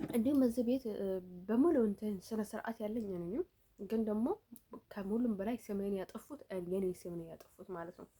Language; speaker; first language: Amharic; native; Amharic